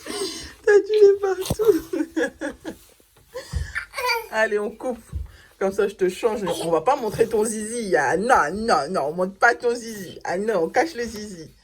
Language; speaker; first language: French; native; French